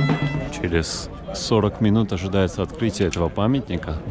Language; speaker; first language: Russian; non-native, local second language; Armenian